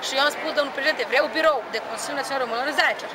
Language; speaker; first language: Romanian; early bilingual, heritage; Romanian